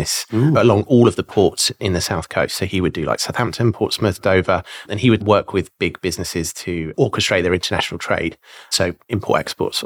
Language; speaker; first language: English; native; English